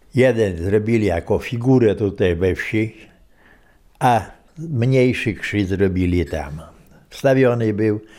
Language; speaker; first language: Polish; native; Polish